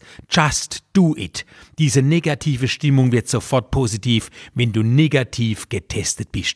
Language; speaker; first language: German; native; German